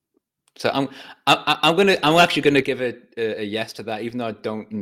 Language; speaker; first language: English; native; English